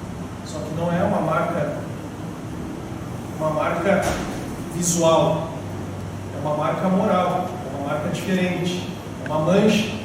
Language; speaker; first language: Portuguese; native; Portuguese